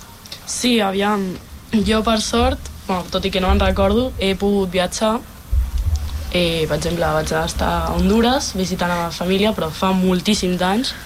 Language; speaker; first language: Catalan; non-native, local second language; Spanish